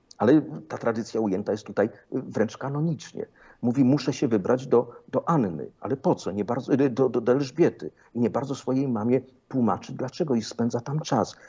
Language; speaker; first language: Polish; native; Polish